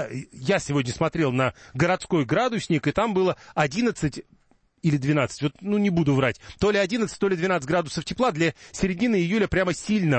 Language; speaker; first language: Russian; native; Russian